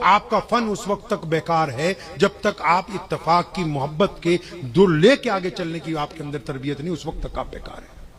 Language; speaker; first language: Urdu; non-native, local second language; Punjabi